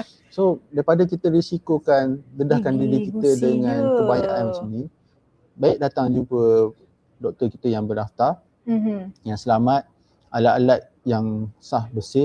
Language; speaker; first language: Malay; native; Malay